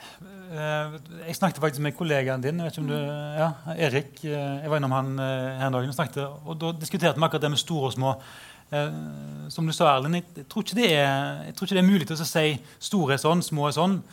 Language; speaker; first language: Norwegian; native; Norwegian